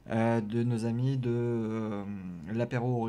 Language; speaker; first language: French; native; French